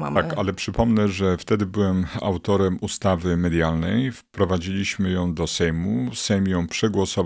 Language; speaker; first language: Polish; native; Polish